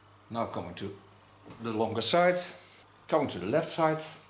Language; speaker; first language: English; non-native, fluent; Dutch